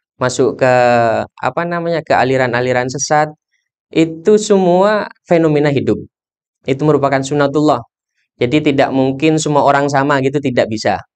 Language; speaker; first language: Indonesian; non-native, local second language; Madurese